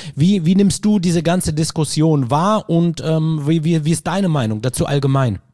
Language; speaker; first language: German; early bilingual, other home language; Arabic